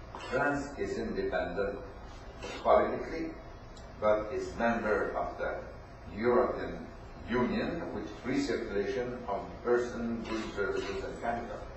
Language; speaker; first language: English; non-native, fluent; French